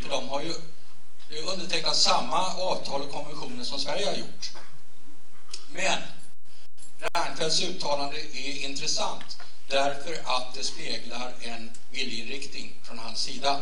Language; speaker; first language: Swedish; native; Swedish